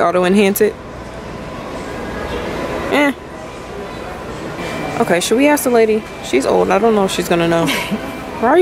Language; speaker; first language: English; native; English